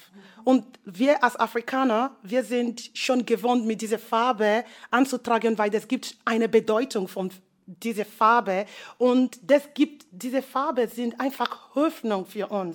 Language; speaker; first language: German; non-native, fluent; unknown